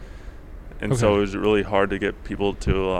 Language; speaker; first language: English; early bilingual, other home language; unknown